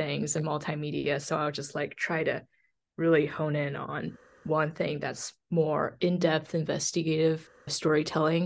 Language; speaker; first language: English; non-native, fluent; Chinese